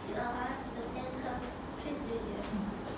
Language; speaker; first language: French; non-native, learner; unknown